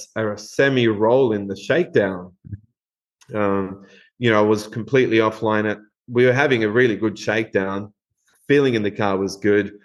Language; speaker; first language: English; non-native, fluent; Spanish